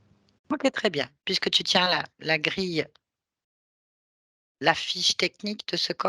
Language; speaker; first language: French; native; French